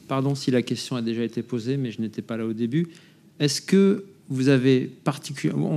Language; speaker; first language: French; native; French